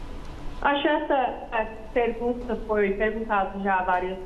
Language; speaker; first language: Portuguese; non-native, fluent; Dutch